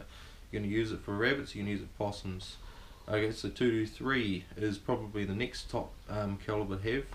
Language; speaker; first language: English; native; English